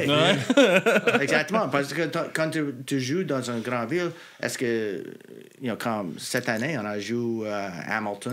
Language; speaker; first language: French; non-native, local second language; English